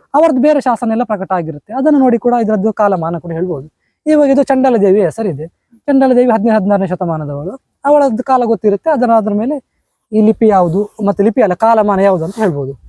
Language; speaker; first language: Kannada; non-native, local second language; Konkani